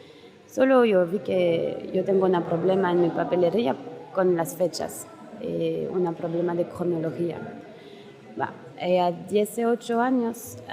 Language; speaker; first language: Spanish; non-native, learner; French